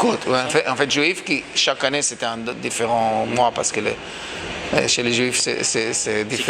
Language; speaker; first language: French; non-native, fluent; Hebrew